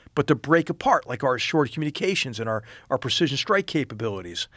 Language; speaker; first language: English; native; English